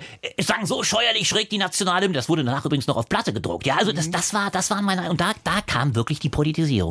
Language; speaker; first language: German; native; German